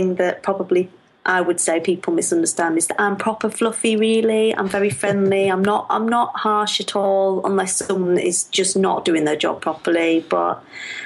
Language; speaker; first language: English; native; English